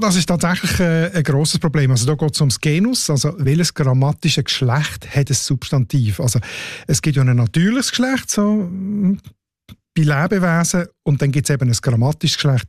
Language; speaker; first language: German; native; German